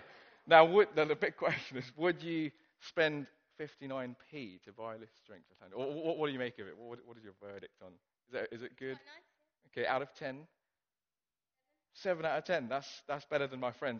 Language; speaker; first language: English; non-native, local second language; Cantonese